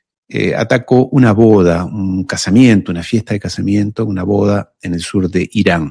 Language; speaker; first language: Spanish; native; Spanish